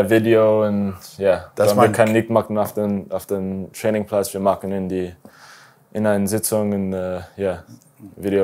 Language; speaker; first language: German; non-native, learner; English